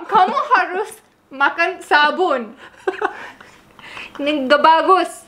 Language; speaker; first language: Indonesian; non-native, learner; English